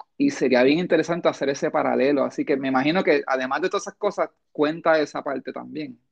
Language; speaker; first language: Spanish; early bilingual, heritage; Spanish